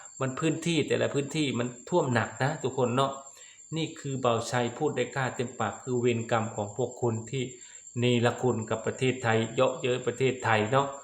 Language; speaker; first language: Thai; non-native, local second language; Lao